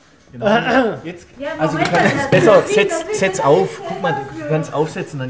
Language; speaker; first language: German; native; German